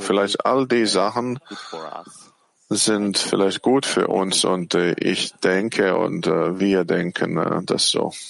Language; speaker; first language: German; non-native, fluent; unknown